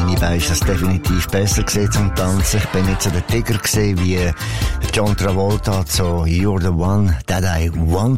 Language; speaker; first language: German; native; German